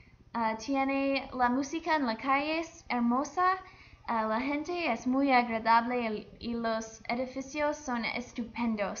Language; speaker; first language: Spanish; non-native, learner; English